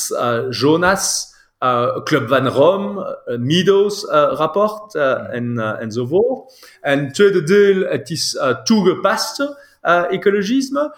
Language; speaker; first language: Dutch; non-native, local second language; French